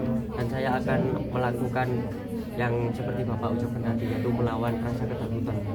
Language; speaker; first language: Indonesian; native; Indonesian